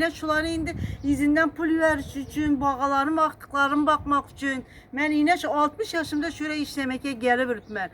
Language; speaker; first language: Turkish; non-native, learner; Turkmen